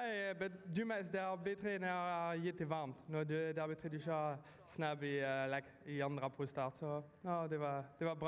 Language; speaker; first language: Swedish; non-native, learner; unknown